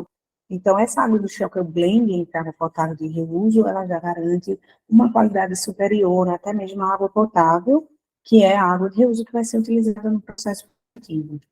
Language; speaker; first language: Portuguese; native; Portuguese